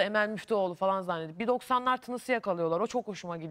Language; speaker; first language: Turkish; native; Turkish